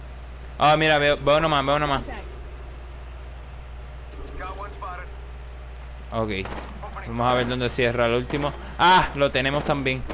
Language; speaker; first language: Spanish; early bilingual, heritage; Spanish